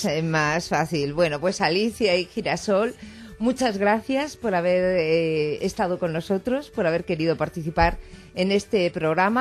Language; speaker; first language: Spanish; native; Spanish